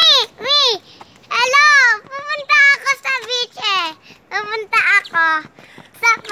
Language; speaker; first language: Filipino; early bilingual, heritage; Filipino